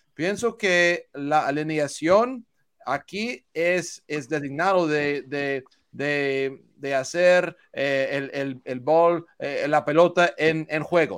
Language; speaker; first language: Spanish; non-native, learner; English